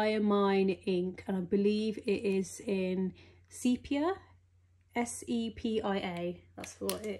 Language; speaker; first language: English; native; English